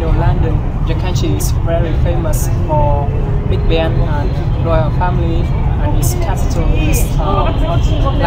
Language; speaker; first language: English; non-native, learner; Vietnamese